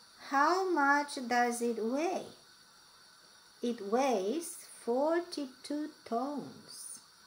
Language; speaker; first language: English; non-native, fluent; Romanian